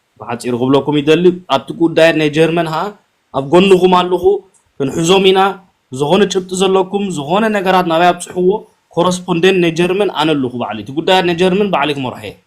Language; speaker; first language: Tigrinya; early bilingual, heritage; Tigrinya